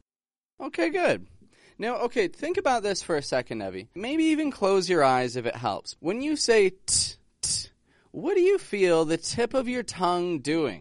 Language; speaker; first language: English; native; English